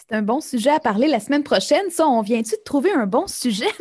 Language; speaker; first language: French; native; French